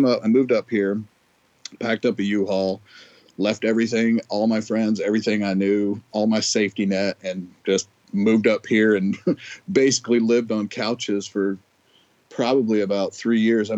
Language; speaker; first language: English; native; English